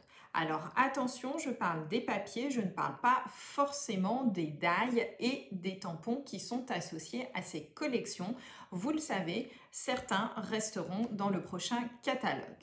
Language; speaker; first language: French; native; French